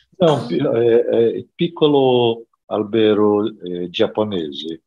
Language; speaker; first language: Italian; non-native, learner; Portuguese